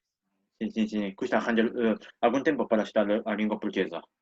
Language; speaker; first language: Portuguese; non-native, learner; Japanese